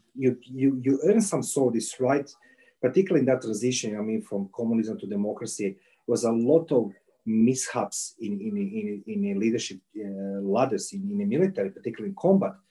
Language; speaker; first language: English; non-native, learner; Croatian